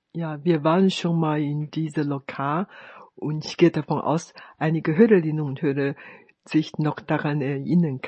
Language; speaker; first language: German; non-native, fluent; Chinese